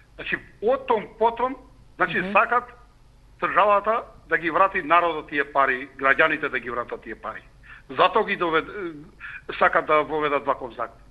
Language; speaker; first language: Macedonian; non-native, local second language; Albanian